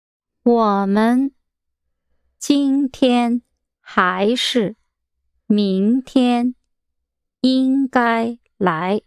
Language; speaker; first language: Chinese; non-native, learner; English